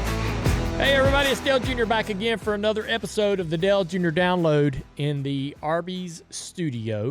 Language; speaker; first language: English; native; English